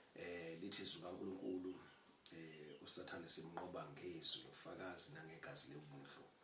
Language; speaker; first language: Zulu; native; Zulu